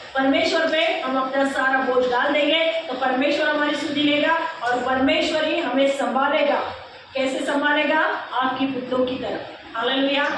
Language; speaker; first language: Hindi; non-native, local second language; Marathi